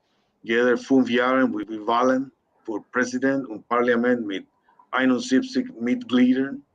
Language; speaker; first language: German; non-native, learner; Spanish